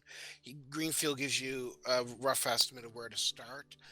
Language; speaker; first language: English; native; English